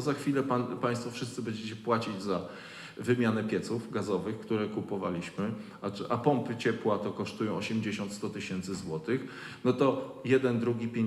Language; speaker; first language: Polish; native; Polish